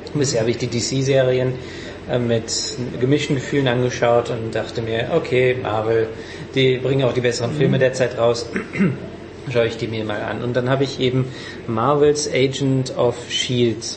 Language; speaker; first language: German; non-native, fluent; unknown